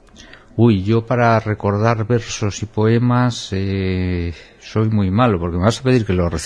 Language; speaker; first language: Spanish; native; Spanish